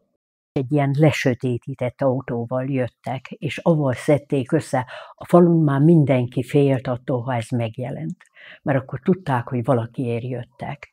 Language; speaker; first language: Hungarian; native; Hungarian